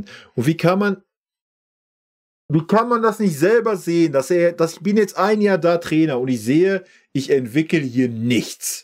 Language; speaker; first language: German; native; German